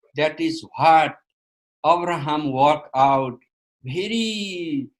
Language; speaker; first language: English; non-native, local second language; Nepali